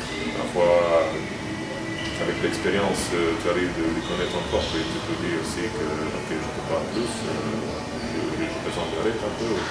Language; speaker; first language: French; non-native, fluent; Croatian